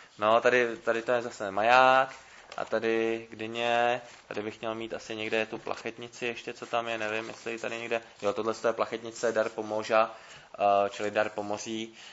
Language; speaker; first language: Czech; native; Czech